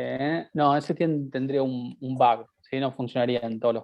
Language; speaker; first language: Spanish; native; Spanish